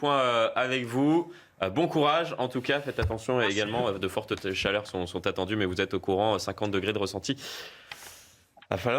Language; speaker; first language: French; native; French